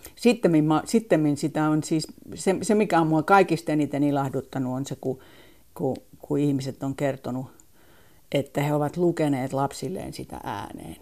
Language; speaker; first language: Finnish; native; Finnish